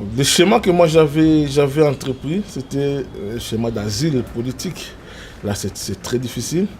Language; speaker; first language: French; non-native, local second language; Lingala